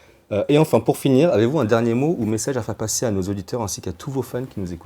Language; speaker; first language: French; native; French